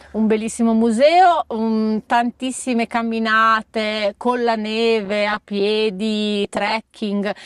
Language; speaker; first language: Italian; native; Italian